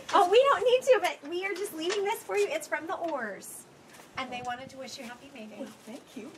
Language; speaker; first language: English; native; English